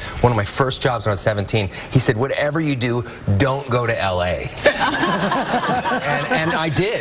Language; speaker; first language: English; native; English